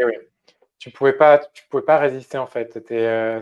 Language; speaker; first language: French; native; French